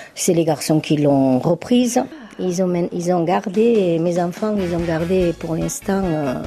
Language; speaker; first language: French; early bilingual, other home language; Spanish